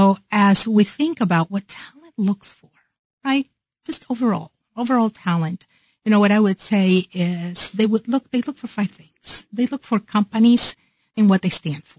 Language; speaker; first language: English; non-native, fluent; Spanish